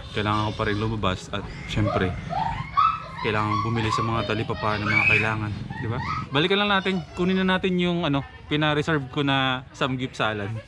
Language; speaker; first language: Filipino; non-native, local second language; Aklanon